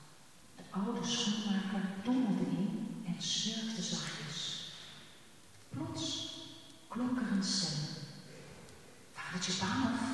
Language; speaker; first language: Dutch; native; Dutch